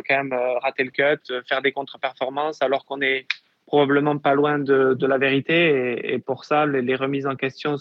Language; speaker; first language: French; native; French